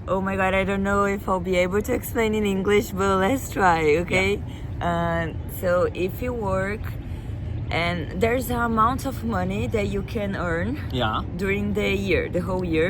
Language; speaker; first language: English; non-native, fluent; Portuguese